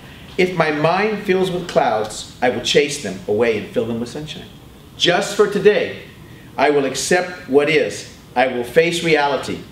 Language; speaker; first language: English; native; English